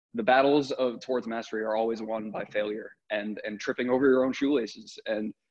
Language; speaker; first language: English; native; English